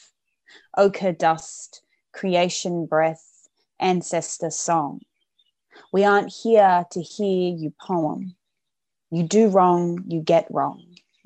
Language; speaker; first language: English; native; English